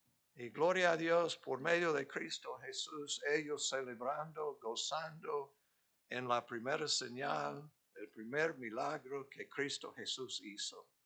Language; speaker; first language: Spanish; non-native, fluent; English